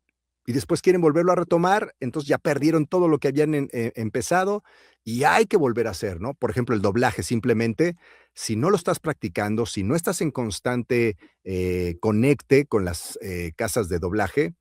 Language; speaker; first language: Spanish; native; Spanish